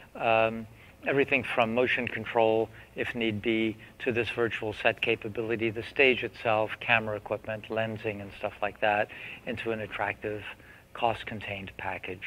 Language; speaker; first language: English; native; English